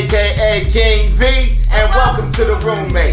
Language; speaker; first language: English; native; English